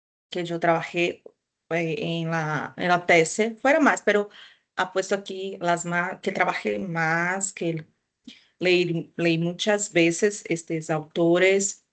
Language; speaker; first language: Spanish; non-native, fluent; Portuguese